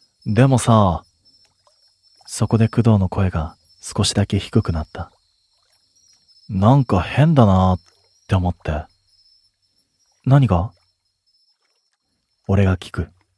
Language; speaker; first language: Japanese; native; Japanese